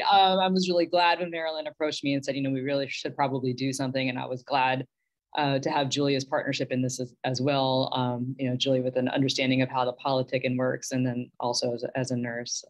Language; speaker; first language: English; native; English